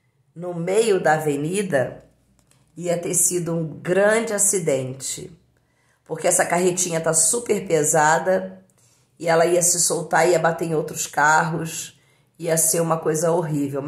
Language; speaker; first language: Portuguese; native; Portuguese